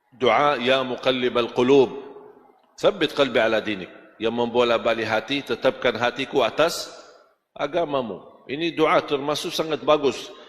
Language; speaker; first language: Malay; non-native, fluent; Arabic